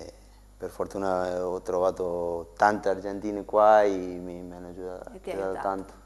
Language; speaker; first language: Italian; non-native, learner; Spanish